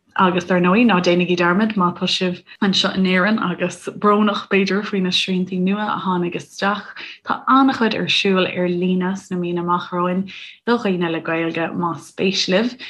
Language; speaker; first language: Irish; native; Irish